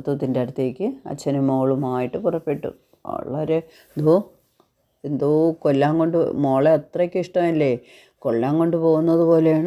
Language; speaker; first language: Malayalam; native; Malayalam